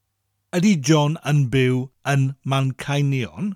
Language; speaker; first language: Welsh; non-native, fluent; English